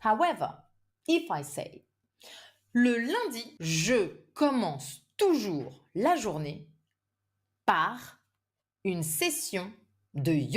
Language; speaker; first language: French; non-native, fluent; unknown